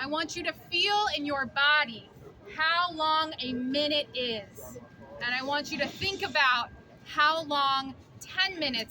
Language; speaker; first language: English; native; English